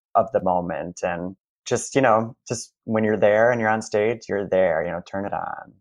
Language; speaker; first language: English; native; English